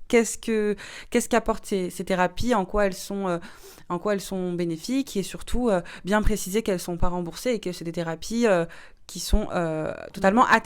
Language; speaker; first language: French; native; French